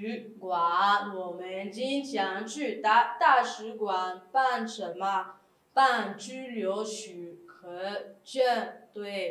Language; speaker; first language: Chinese; non-native, fluent; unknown